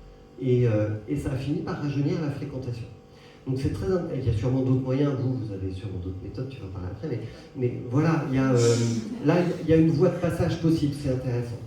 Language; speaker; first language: French; native; French